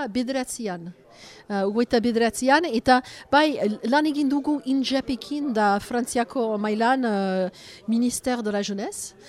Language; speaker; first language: Basque; non-native, local second language; French